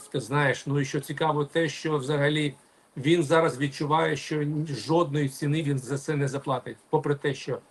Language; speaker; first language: Ukrainian; non-native, local second language; Russian